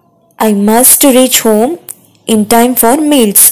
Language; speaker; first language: English; non-native, local second language; Tamil